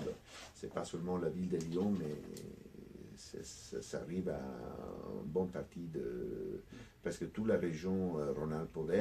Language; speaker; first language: French; non-native, fluent; Italian